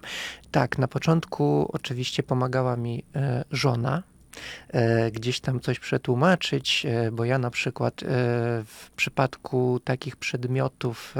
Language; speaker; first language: Polish; non-native, fluent; Russian